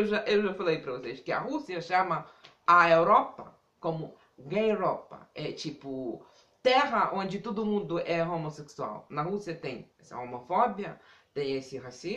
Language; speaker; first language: Portuguese; non-native, fluent; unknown